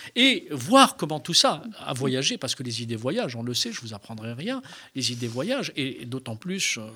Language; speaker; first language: French; non-native, local second language; Arabic